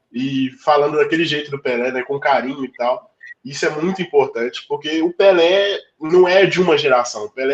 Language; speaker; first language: Portuguese; native; Portuguese